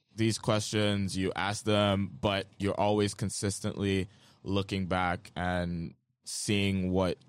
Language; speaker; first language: English; non-native, local second language; Yoruba